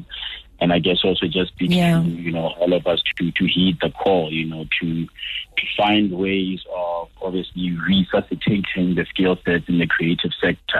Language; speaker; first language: English; non-native, local second language; Tswana